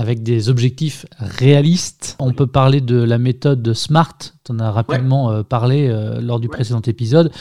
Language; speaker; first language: French; native; French